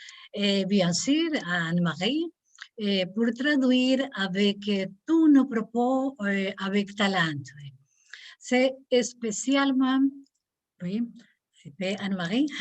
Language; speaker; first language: French; non-native, learner; Spanish